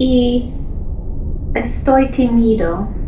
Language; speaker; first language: Spanish; non-native, learner; English